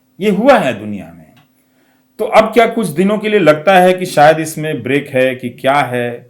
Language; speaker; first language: Hindi; non-native, local second language; Bhojpuri